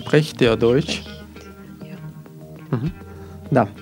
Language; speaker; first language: German; non-native, fluent; Russian